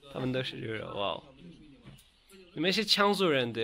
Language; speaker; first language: Chinese; non-native, learner; Turkish